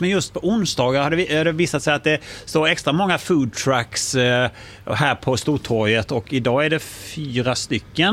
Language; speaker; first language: Swedish; native; Swedish